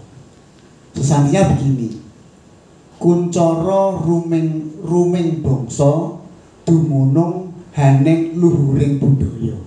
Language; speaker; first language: Indonesian; native; Indonesian